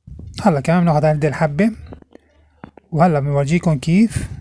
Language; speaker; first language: Arabic; native; Arabic